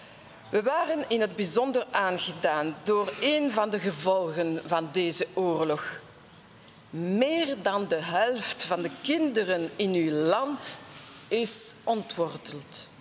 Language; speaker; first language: Dutch; non-native, local second language; French